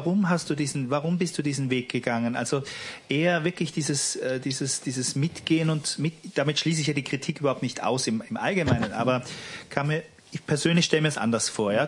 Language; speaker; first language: German; native; German